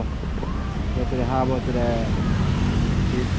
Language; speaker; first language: English; non-native, learner; Indonesian